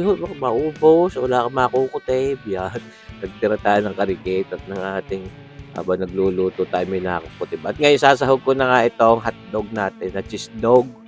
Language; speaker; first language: Filipino; native; Filipino